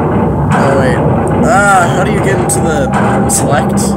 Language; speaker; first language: English; native; English